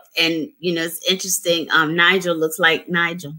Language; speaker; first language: English; native; English